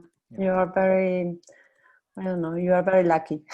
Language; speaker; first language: English; non-native, learner; Spanish